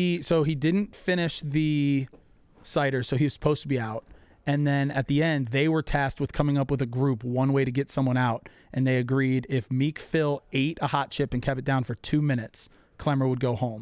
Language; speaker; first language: English; native; English